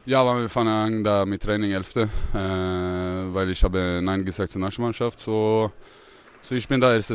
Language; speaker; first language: German; non-native, learner; Swedish